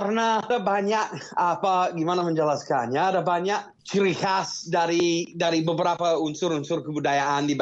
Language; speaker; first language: Indonesian; non-native, fluent; English